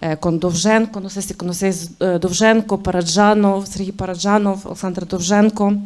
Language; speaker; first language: Spanish; non-native, fluent; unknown